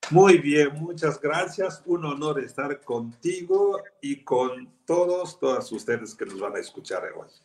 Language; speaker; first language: Spanish; non-native, fluent; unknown